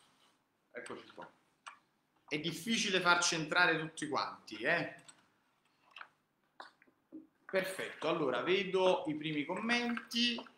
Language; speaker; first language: Italian; native; Italian